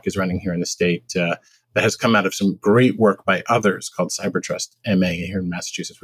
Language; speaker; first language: English; native; English